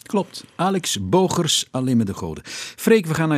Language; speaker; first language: Dutch; native; Dutch